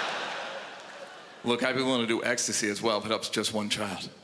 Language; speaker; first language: English; native; English